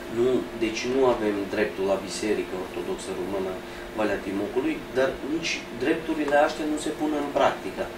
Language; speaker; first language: Romanian; early bilingual, heritage; Romanian